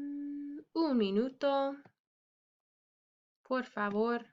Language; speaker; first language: Spanish; non-native, fluent; English